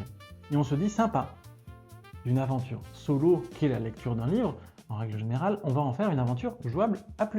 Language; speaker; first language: French; native; French